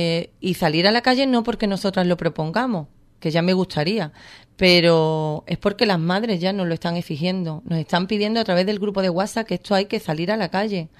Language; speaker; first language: Spanish; native; Spanish